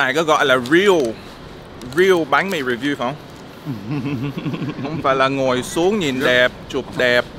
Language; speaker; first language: Vietnamese; early bilingual, heritage; English